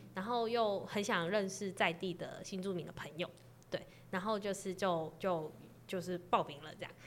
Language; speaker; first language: Chinese; non-native, local second language; Cantonese